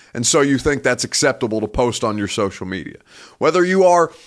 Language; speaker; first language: English; native; English